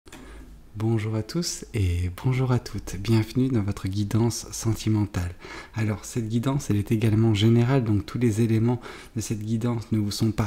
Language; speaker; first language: French; native; French